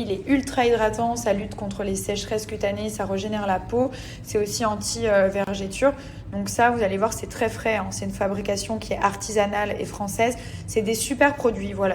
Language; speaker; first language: French; native; French